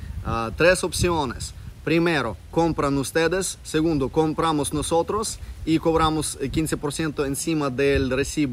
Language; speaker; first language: Spanish; non-native, fluent; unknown